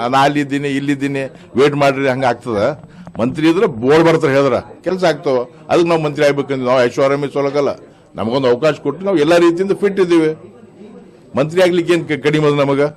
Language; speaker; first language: Kannada; non-native, local second language; Lambadi